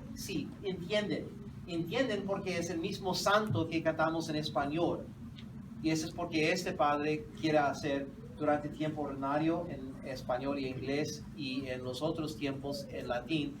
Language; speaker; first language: Spanish; non-native, fluent; English